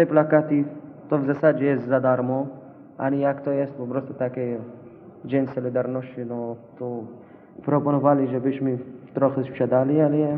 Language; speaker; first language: Polish; non-native, learner; Arabic